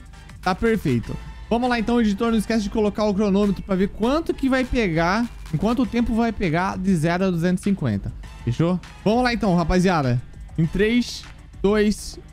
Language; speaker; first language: Portuguese; native; Portuguese